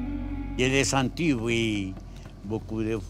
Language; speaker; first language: French; non-native, learner; Spanish